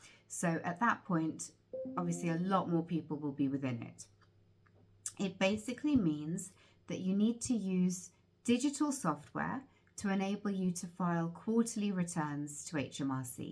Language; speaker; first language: English; native; English